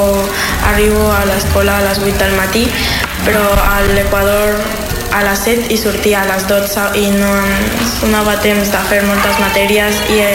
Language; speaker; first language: Catalan; non-native, fluent; Spanish